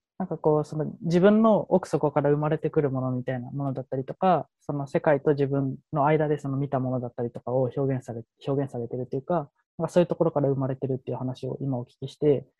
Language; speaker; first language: Japanese; native; Japanese